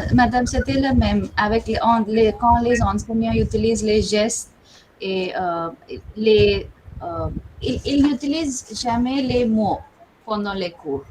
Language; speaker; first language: French; non-native, fluent; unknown